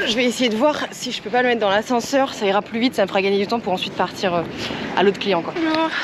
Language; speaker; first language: French; native; French